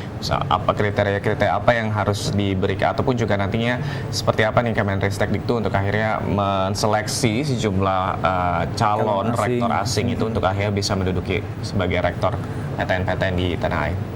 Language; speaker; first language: Indonesian; native; Indonesian